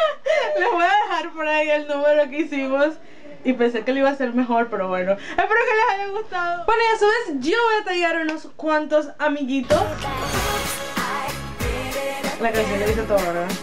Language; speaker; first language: Spanish; native; Spanish